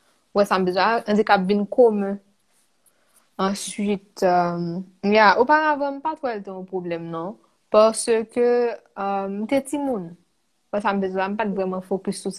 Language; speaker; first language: French; non-native, local second language; Haitian Creole